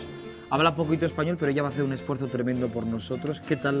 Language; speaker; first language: Spanish; native; Spanish